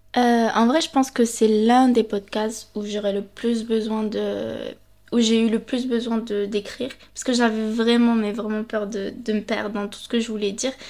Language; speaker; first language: French; early bilingual, other home language; Spanish